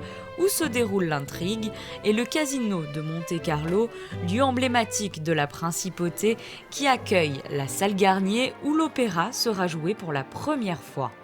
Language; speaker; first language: French; native; French